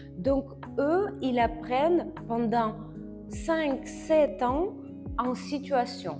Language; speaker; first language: French; non-native, fluent; Russian